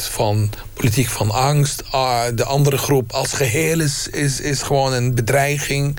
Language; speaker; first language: Dutch; non-native, fluent; Arabic